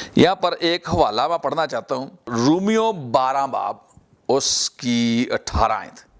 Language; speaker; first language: Urdu; native; Urdu